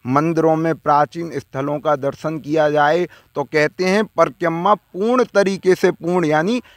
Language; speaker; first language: Hindi; native; Hindi